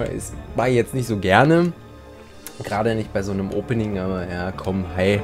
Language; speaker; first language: German; native; German